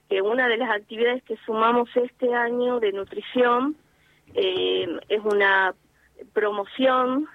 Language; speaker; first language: Spanish; native; Spanish